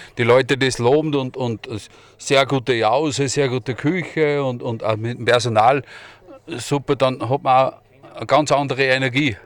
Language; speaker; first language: German; native; German